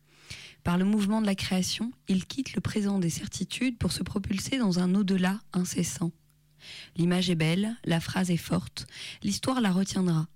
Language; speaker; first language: French; native; French